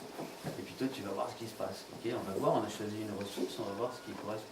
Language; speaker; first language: French; native; French